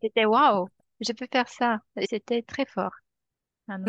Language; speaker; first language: French; non-native, fluent; Romanian